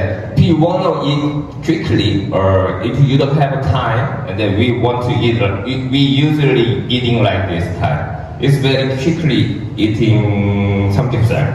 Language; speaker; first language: English; non-native, learner; Korean